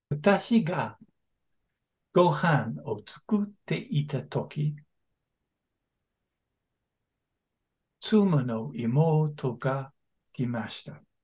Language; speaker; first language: Japanese; non-native, learner; English